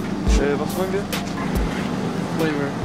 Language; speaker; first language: German; native; German